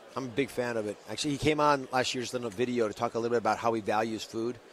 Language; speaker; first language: English; native; English